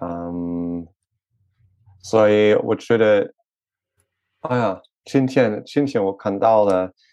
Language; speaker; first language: Chinese; non-native, learner; French